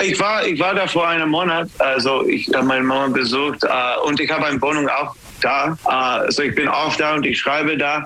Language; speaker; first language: German; non-native, learner; English